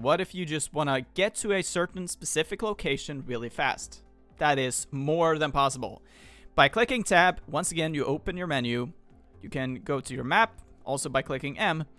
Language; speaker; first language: English; non-native, fluent; Swedish